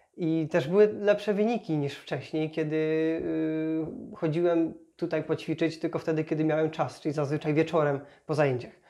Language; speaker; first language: Polish; native; Polish